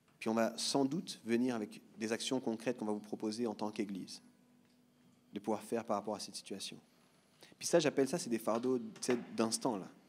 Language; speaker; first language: French; native; French